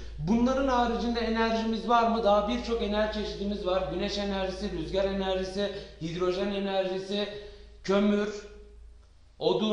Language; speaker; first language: Turkish; native; Turkish